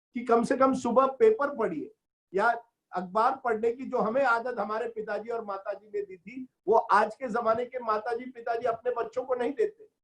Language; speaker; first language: Hindi; non-native, local second language; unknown